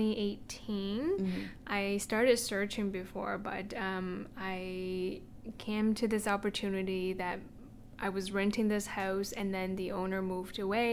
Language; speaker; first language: English; non-native, fluent; Chinese